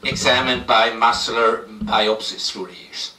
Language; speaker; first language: English; non-native, fluent; Swedish